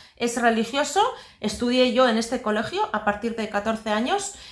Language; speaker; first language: Spanish; non-native, local second language; Basque